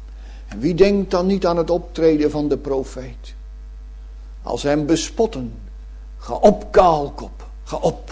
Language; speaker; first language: Dutch; native; Dutch